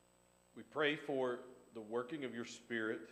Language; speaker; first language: English; native; English